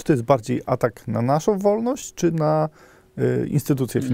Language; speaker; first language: Polish; native; Polish